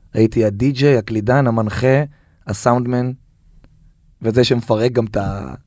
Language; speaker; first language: Hebrew; native; Hebrew